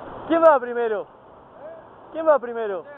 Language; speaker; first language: Spanish; native; Spanish